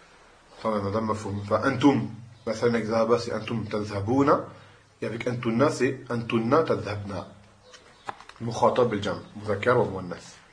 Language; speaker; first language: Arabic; non-native, fluent; French